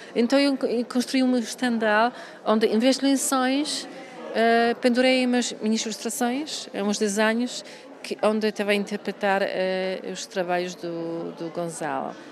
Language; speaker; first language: Portuguese; non-native, fluent; Polish